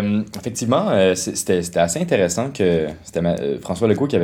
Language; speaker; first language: French; native; French